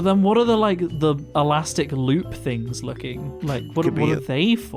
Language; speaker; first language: English; native; English